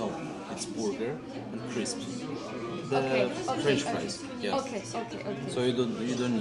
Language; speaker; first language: English; non-native, learner; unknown